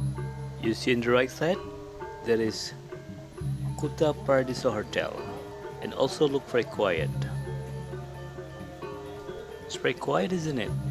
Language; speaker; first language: English; non-native, local second language; Indonesian